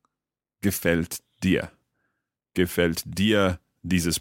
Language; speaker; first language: German; non-native, learner; English